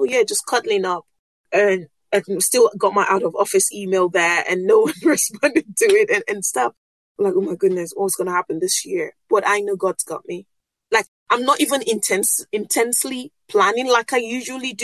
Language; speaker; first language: English; non-native, local second language; Yoruba